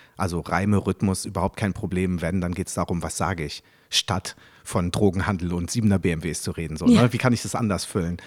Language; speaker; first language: German; early bilingual, other home language; French